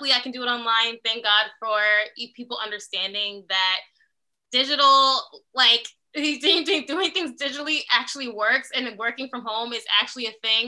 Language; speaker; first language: English; native; English